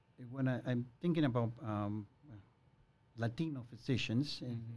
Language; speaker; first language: English; non-native, fluent; Spanish